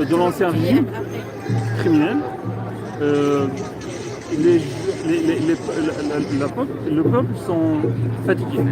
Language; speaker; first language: French; non-native, fluent; Arabic